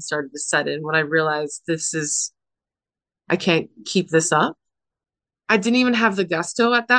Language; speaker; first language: English; native; English